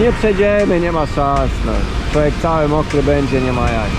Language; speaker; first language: Polish; native; Polish